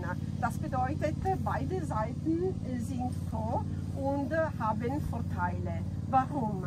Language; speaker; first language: German; non-native, fluent; Italian